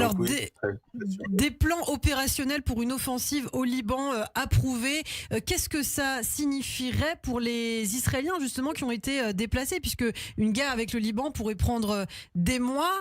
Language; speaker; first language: French; native; French